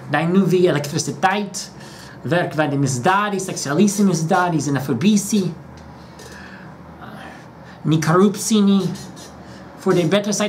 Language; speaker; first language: Dutch; non-native, learner; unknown